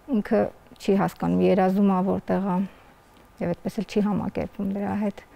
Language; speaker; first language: Armenian; native; Armenian